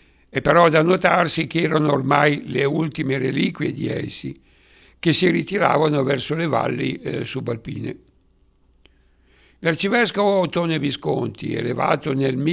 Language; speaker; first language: Italian; native; Italian